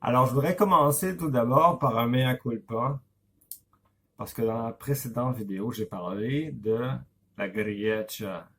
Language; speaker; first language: French; native; French